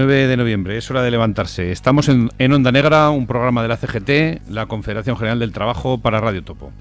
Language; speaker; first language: Spanish; native; Spanish